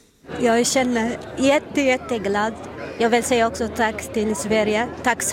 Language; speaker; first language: Swedish; non-native, learner; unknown